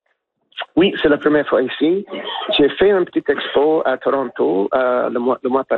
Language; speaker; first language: French; non-native, learner; English